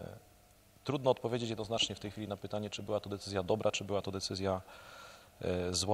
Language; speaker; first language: Polish; native; Polish